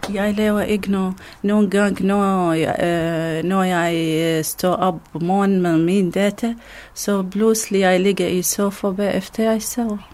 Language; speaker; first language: Danish; non-native, learner; Arabic